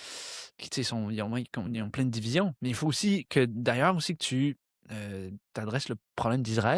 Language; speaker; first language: French; native; French